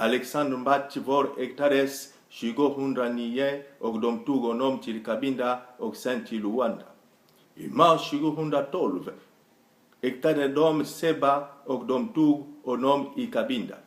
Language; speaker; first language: Swedish; non-native, fluent; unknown